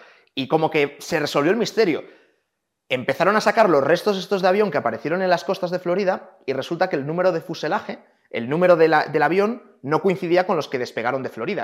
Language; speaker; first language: Spanish; native; Spanish